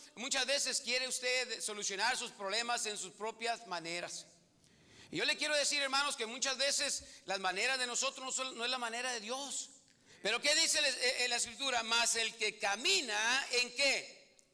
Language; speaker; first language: Spanish; early bilingual, heritage; Spanish